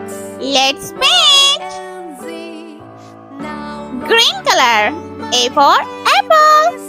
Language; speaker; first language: English; non-native, learner; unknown